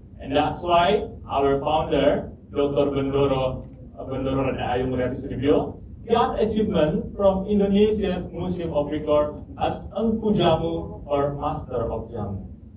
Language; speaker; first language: English; non-native, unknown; Indonesian